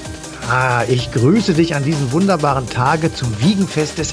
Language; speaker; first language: German; native; German